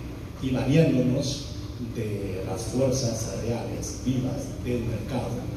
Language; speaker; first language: Spanish; non-native, fluent; Chinese